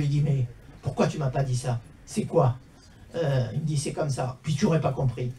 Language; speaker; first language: French; native; French